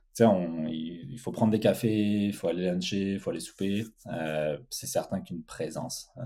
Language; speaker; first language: French; early bilingual, other home language; Portuguese